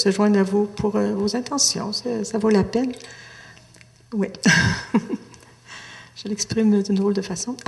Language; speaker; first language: French; native; French